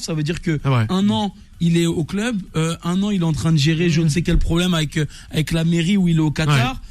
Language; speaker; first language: French; native; French